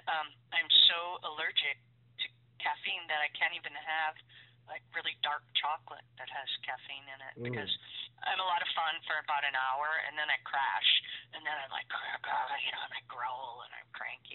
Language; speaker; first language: English; native; English